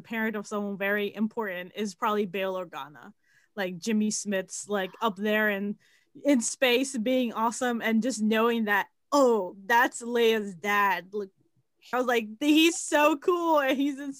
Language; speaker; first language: English; native; English